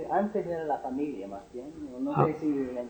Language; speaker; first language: Spanish; non-native, fluent; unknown